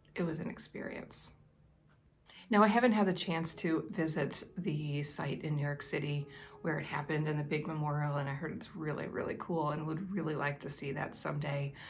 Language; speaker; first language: English; native; English